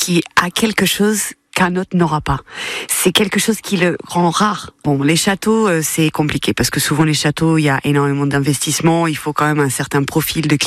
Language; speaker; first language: French; non-native, fluent; English